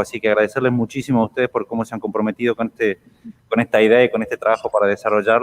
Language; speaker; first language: Spanish; native; Spanish